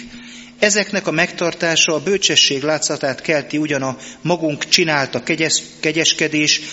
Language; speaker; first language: Hungarian; native; Hungarian